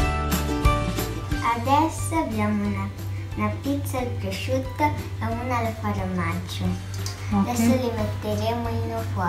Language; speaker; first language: Italian; early bilingual, other home language; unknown